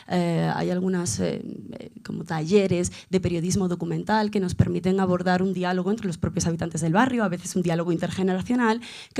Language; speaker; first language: Spanish; native; Spanish